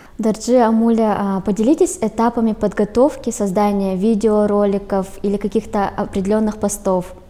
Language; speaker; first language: Russian; native; Russian